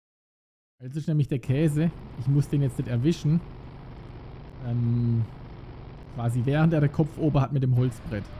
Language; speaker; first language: German; native; German